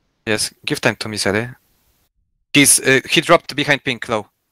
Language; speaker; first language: English; non-native, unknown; Polish